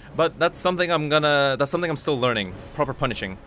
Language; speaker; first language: English; non-native, fluent; Korean